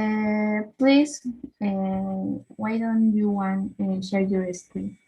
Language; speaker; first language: English; non-native, learner; Spanish